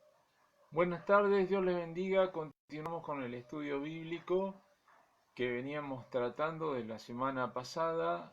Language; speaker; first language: Spanish; native; Spanish